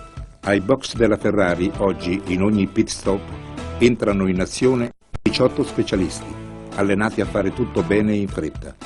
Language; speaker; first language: Italian; native; Italian